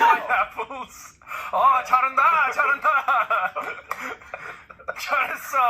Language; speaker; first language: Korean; non-native, learner; English